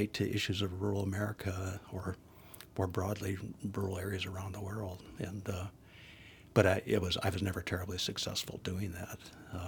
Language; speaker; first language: English; native; English